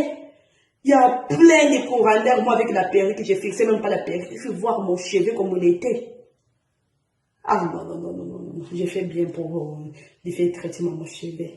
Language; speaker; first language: French; non-native, learner; Portuguese